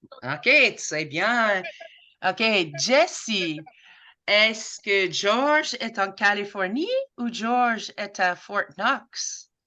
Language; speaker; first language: French; non-native, fluent; English